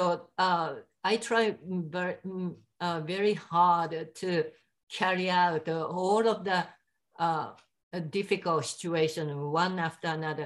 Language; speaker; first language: English; non-native, fluent; Japanese